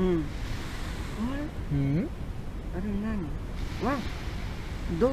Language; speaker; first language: Japanese; native; Japanese